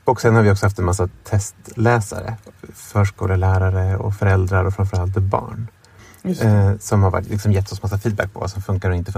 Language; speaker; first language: Swedish; native; Swedish